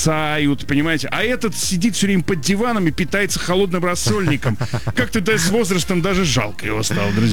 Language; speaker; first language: Russian; native; Russian